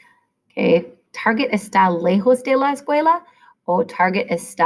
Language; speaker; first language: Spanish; non-native, fluent; English